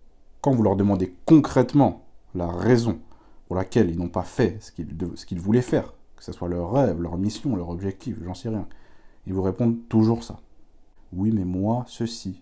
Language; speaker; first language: French; native; French